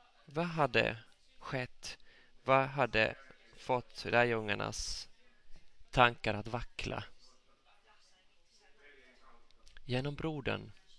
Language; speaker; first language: Swedish; non-native, local second language; Finnish